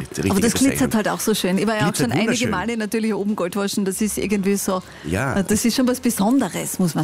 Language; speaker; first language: German; native; German